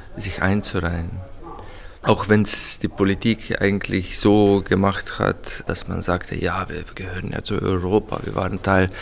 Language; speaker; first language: German; non-native, fluent; Slovenian